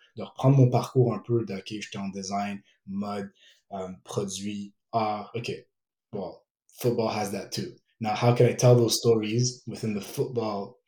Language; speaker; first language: French; early bilingual, other home language; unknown